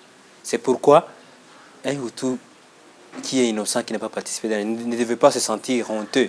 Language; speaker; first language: French; non-native, local second language; Kinyarwanda